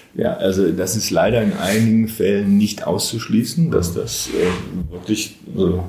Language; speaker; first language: German; native; German